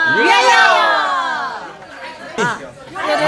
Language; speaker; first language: Korean; native; Korean